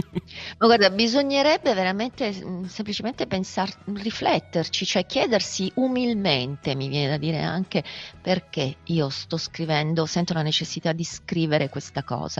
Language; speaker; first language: Italian; native; Italian